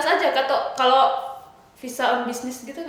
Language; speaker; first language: Indonesian; native; Indonesian